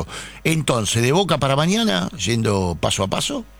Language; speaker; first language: Spanish; native; Spanish